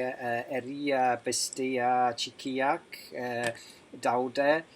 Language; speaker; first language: Basque; non-native, learner; English